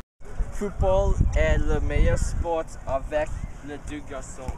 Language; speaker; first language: French; non-native, learner; English